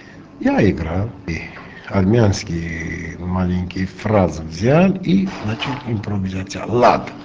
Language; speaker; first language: Russian; non-native, local second language; Armenian